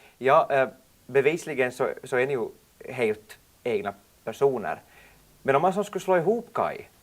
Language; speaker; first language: Swedish; native; Swedish